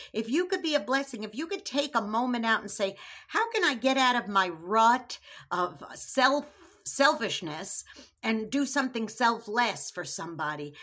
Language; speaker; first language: English; native; English